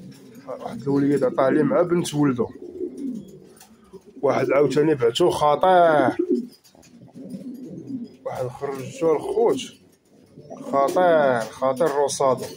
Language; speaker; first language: Arabic; native; Arabic